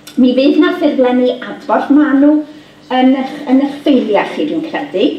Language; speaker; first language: Welsh; native; Welsh